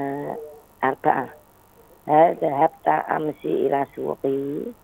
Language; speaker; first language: Arabic; non-native, learner; Indonesian